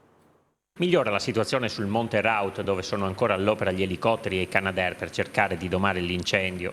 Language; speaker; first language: Italian; native; Italian